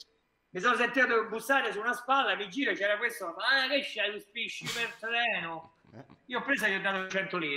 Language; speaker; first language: Italian; native; Italian